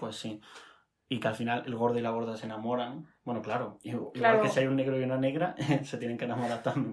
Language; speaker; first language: Spanish; native; Spanish